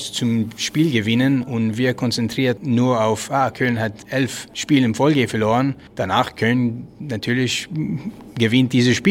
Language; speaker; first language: German; non-native, learner; French